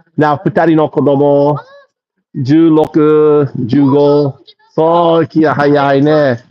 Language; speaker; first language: Japanese; non-native, learner; English